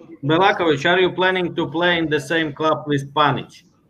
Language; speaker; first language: English; non-native, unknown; Latvian